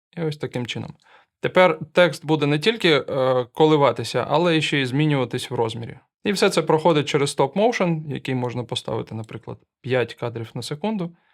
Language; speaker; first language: Ukrainian; non-native, local second language; Russian